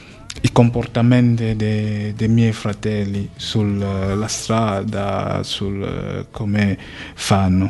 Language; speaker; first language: Italian; non-native, fluent; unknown